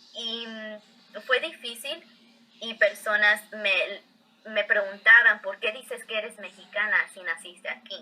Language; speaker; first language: Spanish; early bilingual, heritage; Spanish